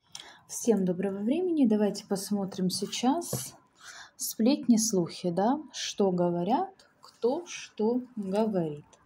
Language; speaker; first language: Russian; native; Russian